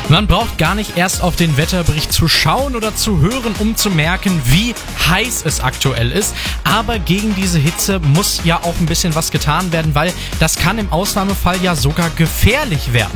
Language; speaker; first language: German; native; German